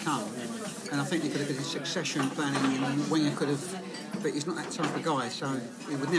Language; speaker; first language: English; native; English